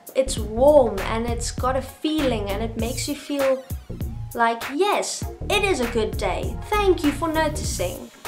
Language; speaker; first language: English; non-native, local second language; Afrikaans